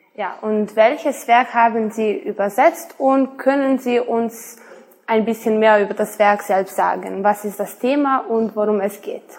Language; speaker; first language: German; non-native, fluent; Serbian